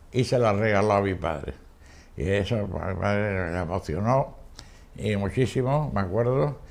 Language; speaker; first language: Spanish; native; Spanish